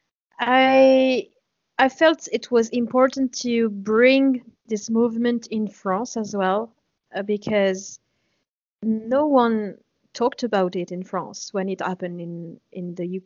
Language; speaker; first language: English; non-native, fluent; French